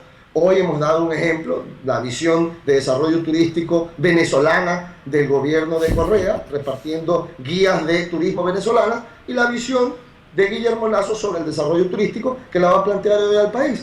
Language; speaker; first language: Spanish; native; Spanish